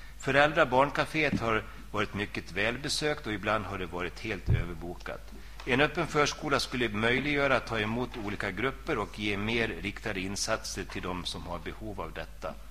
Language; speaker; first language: Swedish; native; Swedish